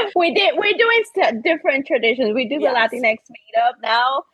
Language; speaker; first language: English; non-native, fluent; Spanish